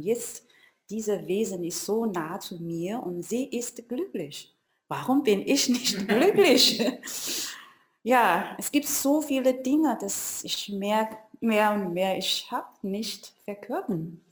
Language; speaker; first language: German; non-native, learner; Chinese